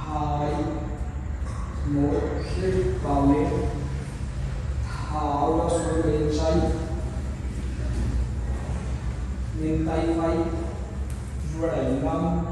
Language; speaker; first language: Vietnamese; non-native, learner; Hindi